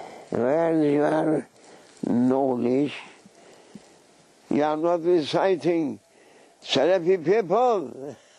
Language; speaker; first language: English; non-native, fluent; Turkish